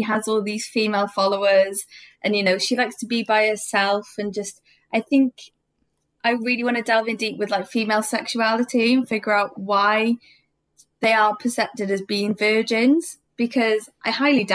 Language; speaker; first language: English; native; English